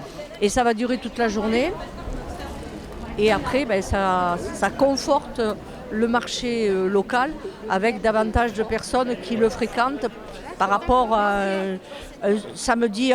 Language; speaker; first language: French; native; French